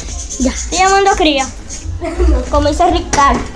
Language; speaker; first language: Spanish; native; Spanish